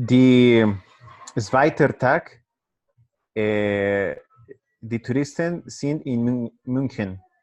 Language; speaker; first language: German; non-native, learner; Spanish